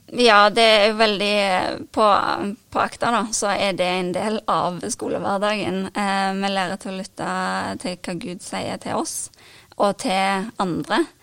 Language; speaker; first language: Norwegian; native; Norwegian